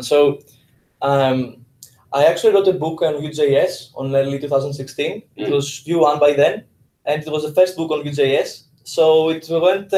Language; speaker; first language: English; non-native, fluent; Greek